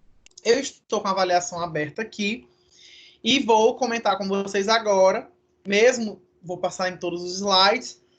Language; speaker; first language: Portuguese; native; Portuguese